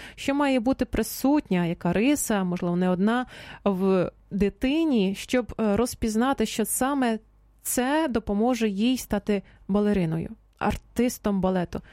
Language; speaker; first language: Ukrainian; native; Ukrainian